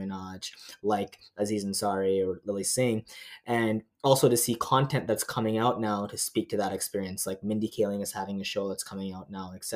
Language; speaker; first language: English; native; English